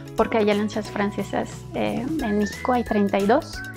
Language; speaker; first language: Spanish; non-native, fluent; French